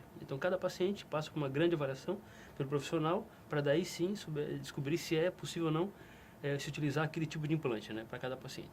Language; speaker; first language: Portuguese; native; Portuguese